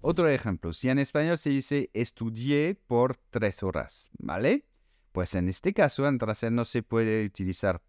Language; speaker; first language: Spanish; non-native, fluent; French